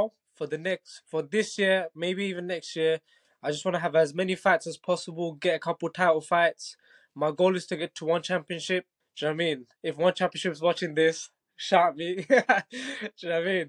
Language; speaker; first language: English; non-native, local second language; Bangla